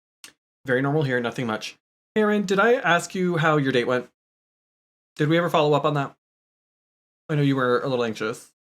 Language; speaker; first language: English; native; English